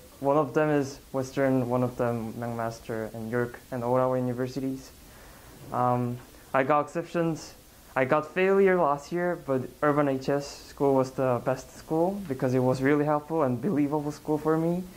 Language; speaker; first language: English; non-native, learner; Korean